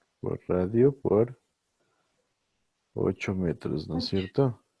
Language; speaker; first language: Spanish; native; Spanish